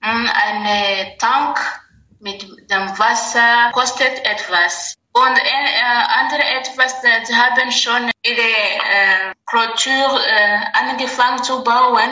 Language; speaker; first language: German; non-native, learner; Rundi